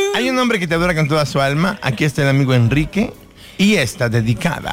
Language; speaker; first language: Spanish; native; Spanish